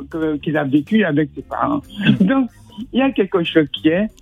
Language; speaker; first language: French; native; French